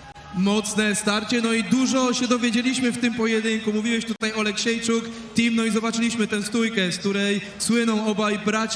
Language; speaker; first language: Polish; native; Polish